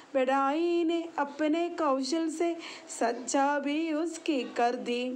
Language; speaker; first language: Hindi; non-native, local second language; Malayalam